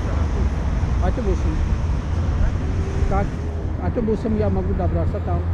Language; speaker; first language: Russian; non-native, learner; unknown